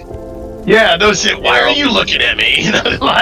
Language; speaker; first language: English; native; English